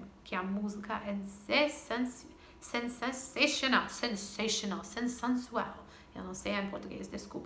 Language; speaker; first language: Portuguese; non-native, fluent; English